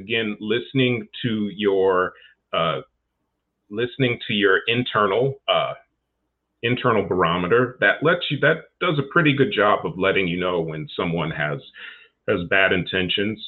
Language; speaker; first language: English; native; English